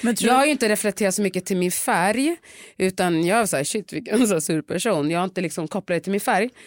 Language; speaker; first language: Swedish; early bilingual, other home language; Tigrinya